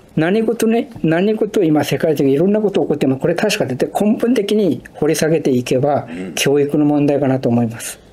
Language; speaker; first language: Japanese; non-native, fluent; Chinese